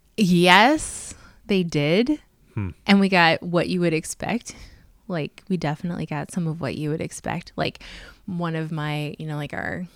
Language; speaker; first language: English; native; English